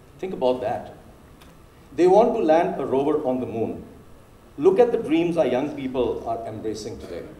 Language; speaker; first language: English; non-native, local second language; Hindi